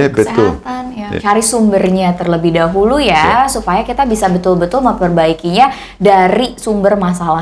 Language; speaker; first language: Indonesian; native; Indonesian